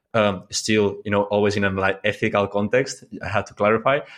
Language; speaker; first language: English; non-native, fluent; Spanish